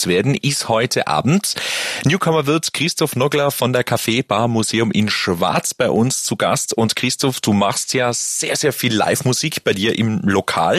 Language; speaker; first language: German; native; German